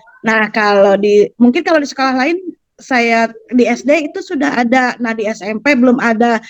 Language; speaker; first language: Indonesian; non-native, local second language; Sundanese